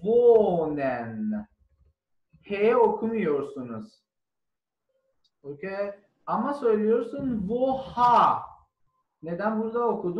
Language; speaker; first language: Turkish; non-native, learner; German